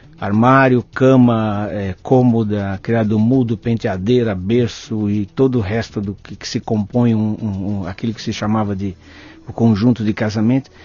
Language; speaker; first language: Portuguese; native; Portuguese